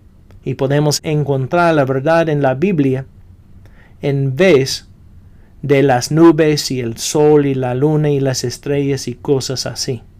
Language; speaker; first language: Spanish; non-native, fluent; English